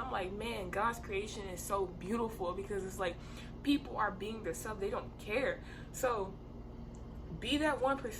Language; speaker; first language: English; native; English